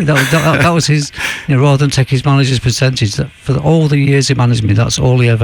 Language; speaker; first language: English; native; English